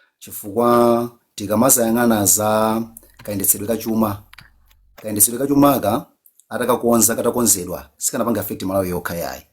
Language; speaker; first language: Nyanja; native; Nyanja